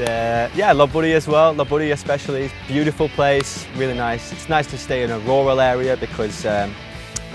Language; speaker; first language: English; non-native, fluent; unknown